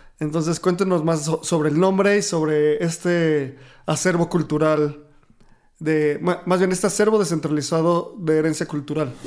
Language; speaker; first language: Spanish; native; Spanish